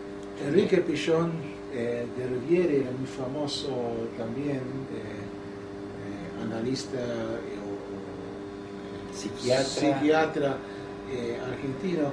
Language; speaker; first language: Spanish; non-native, fluent; English